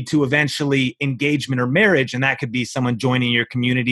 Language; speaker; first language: English; native; English